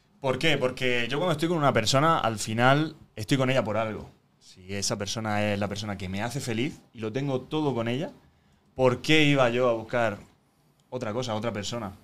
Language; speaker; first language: Spanish; native; Spanish